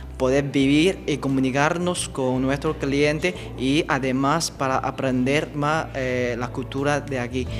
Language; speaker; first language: Spanish; non-native, fluent; Chinese